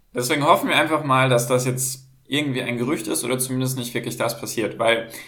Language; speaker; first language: German; native; German